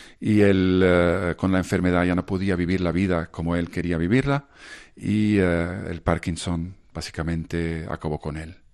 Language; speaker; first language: Spanish; non-native, fluent; Dutch